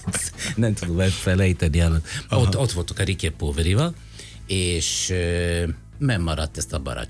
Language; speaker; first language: Hungarian; non-native, fluent; Italian